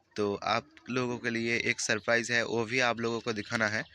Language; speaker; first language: Hindi; non-native, local second language; Bangla